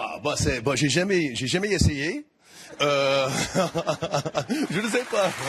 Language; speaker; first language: French; non-native, fluent; English